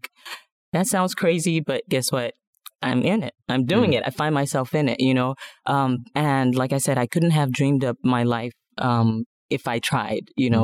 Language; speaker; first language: English; non-native, local second language; Yoruba